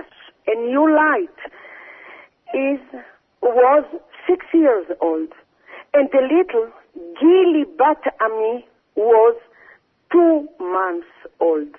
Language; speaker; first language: English; early bilingual, other home language; Arabic